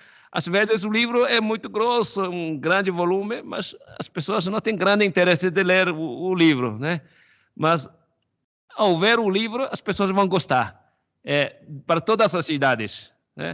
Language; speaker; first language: Portuguese; non-native, fluent; Chinese